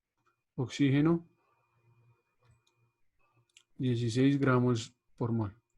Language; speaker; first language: Spanish; native; Spanish